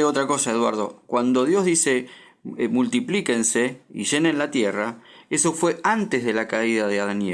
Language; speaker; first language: Spanish; native; Spanish